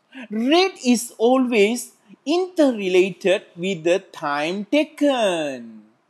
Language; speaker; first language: English; non-native, local second language; Malay